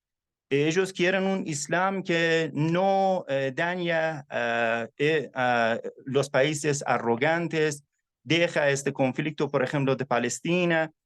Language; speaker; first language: Spanish; non-native, fluent; Persian